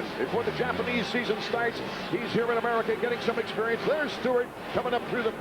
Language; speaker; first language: English; native; English